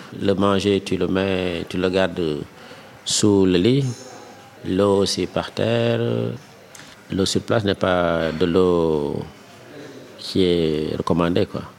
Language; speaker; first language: French; non-native, local second language; Wolof